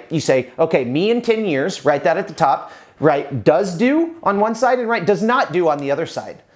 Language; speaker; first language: English; native; English